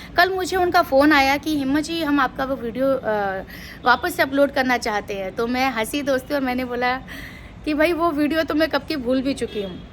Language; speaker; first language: Hindi; native; Hindi